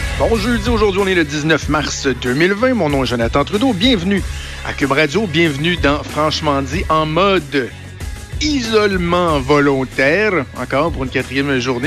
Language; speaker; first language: French; native; French